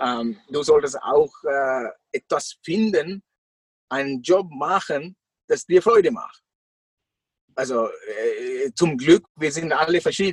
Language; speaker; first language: German; non-native, fluent; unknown